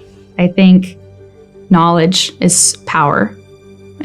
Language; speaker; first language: English; native; English